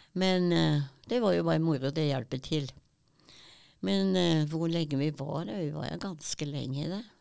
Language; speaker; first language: Norwegian; early bilingual, other home language; German